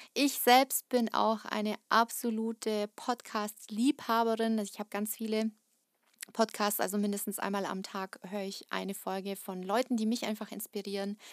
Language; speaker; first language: German; early bilingual, other home language; Russian